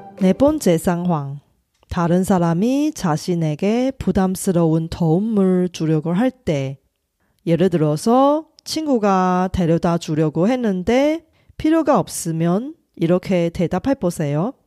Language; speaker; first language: Korean; non-native, fluent; Chinese